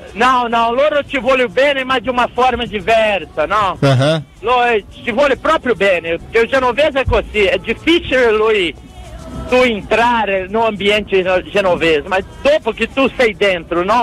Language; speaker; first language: Italian; non-native, fluent; Portuguese